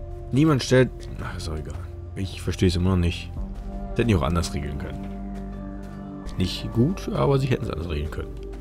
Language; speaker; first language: German; native; German